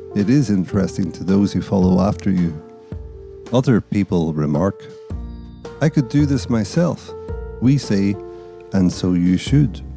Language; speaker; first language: English; native; English